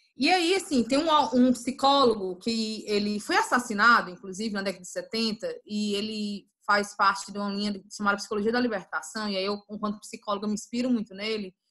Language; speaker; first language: Portuguese; native; Portuguese